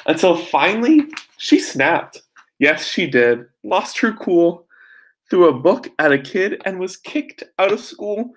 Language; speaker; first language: English; native; English